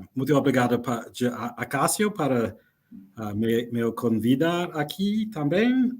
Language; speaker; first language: Portuguese; non-native, learner; English